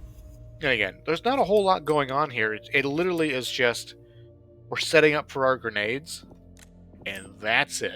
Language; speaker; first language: English; native; English